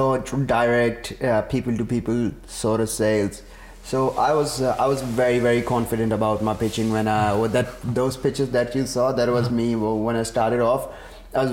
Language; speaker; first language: English; non-native, local second language; Urdu